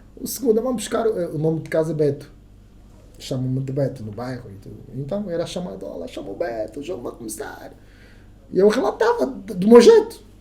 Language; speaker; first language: Portuguese; non-native, local second language; Kongo